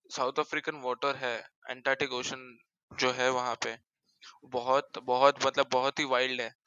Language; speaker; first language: Hindi; non-native, local second language; Marathi